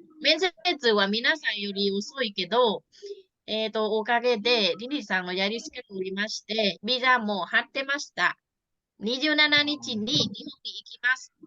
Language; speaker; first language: Japanese; non-native, fluent; Vietnamese